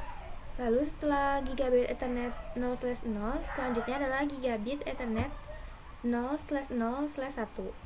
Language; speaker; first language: Indonesian; native; Indonesian